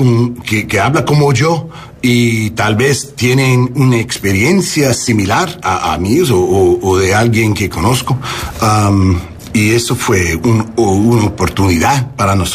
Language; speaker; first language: Spanish; non-native, learner; English